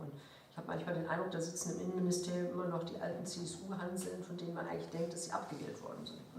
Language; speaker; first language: German; native; German